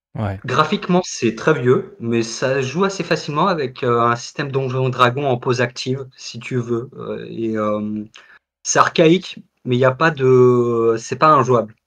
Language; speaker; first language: French; native; French